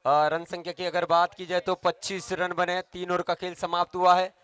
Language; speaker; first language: Hindi; non-native, local second language; Marathi